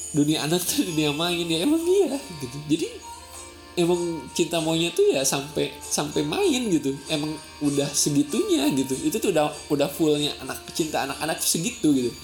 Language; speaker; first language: Indonesian; non-native, local second language; Sundanese